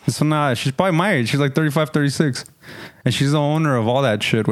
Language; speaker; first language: English; early bilingual, other home language; Spanish